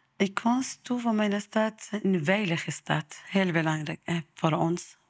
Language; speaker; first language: Dutch; non-native, learner; Arabic